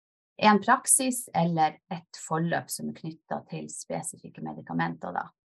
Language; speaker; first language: Norwegian; native; Norwegian